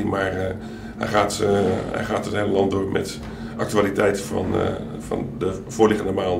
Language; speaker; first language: Dutch; native; Dutch